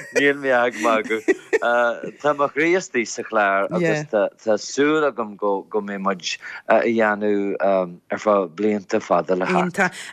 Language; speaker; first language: Irish; non-native, local second language; English